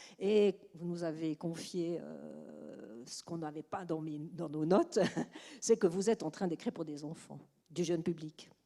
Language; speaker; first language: French; native; French